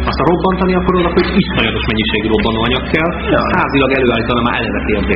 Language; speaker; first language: Hungarian; native; Hungarian